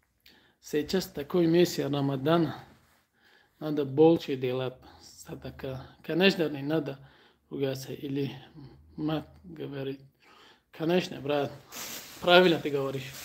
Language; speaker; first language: Russian; non-native, learner; Tajik